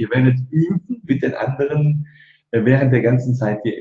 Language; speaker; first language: German; native; German